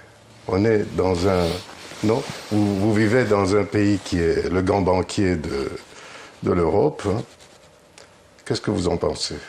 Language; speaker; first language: French; non-native, fluent; Greek